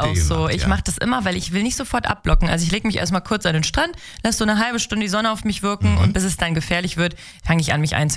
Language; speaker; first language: German; native; German